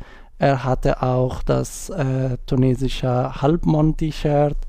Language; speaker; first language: German; non-native, learner; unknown